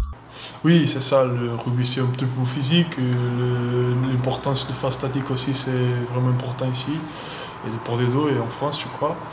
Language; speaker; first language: French; non-native, learner; Portuguese